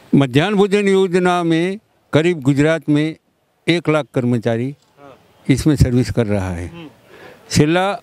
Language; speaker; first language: Hindi; non-native, local second language; Gujarati